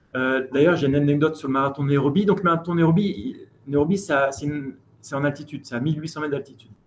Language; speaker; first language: French; native; French